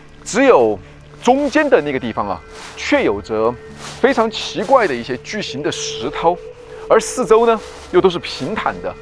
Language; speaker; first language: Chinese; native; Chinese